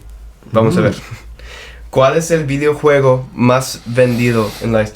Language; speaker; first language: Spanish; non-native, fluent; English